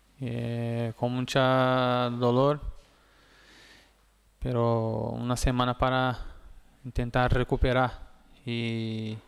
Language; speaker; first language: Spanish; non-native, fluent; Portuguese